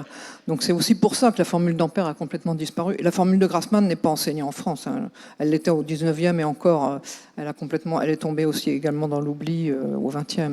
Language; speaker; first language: French; native; French